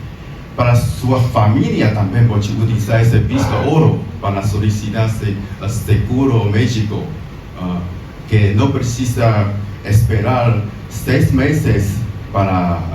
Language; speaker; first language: Portuguese; non-native, learner; Chinese